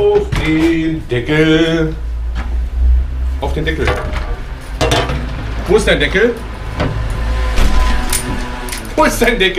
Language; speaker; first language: German; native; German